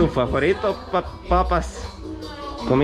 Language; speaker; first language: Spanish; non-native, learner; Croatian